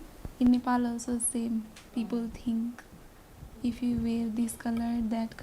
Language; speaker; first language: English; non-native, learner; Nepali